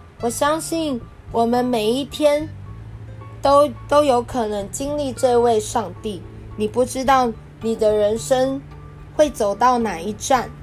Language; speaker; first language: Chinese; native; Chinese